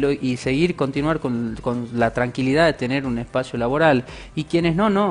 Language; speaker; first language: Spanish; native; Spanish